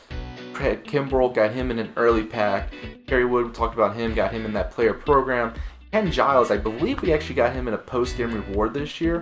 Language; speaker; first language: English; native; English